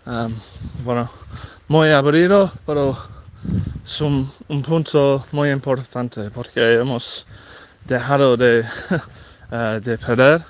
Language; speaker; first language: Spanish; non-native, fluent; English